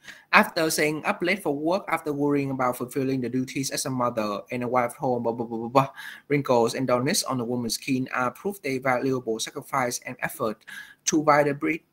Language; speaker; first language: English; non-native, fluent; Vietnamese